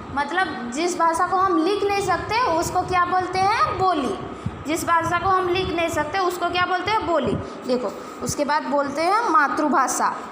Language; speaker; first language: Hindi; non-native, local second language; Odia